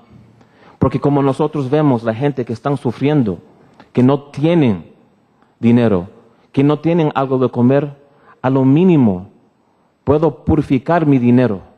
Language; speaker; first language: Spanish; early bilingual, heritage; Spanish